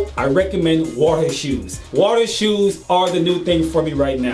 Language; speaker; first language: English; native; English